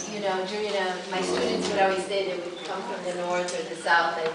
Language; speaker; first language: English; native; English